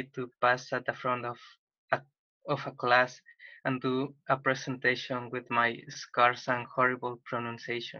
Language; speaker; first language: English; non-native, fluent; Spanish